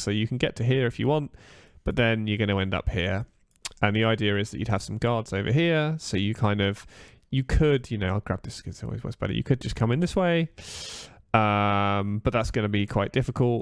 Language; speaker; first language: English; native; English